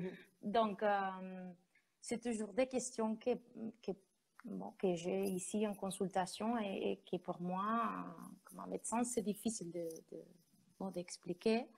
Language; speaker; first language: French; non-native, fluent; Spanish